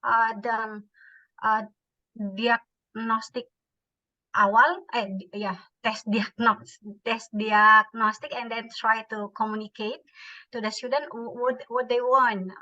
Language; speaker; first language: English; non-native, learner; Indonesian